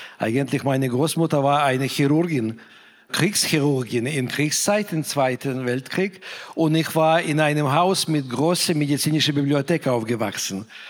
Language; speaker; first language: German; non-native, fluent; Russian